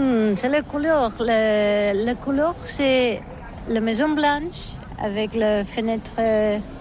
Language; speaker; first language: French; non-native, learner; Catalan